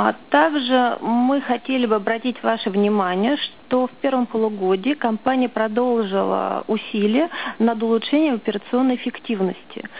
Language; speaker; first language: Russian; native; Russian